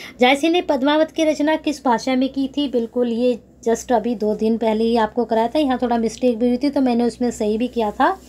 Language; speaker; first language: Hindi; native; Hindi